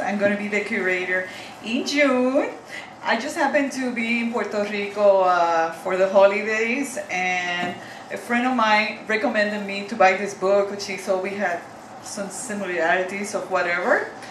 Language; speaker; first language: English; non-native, fluent; Spanish